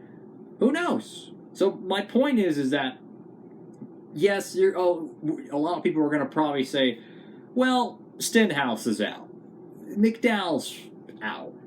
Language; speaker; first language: English; native; English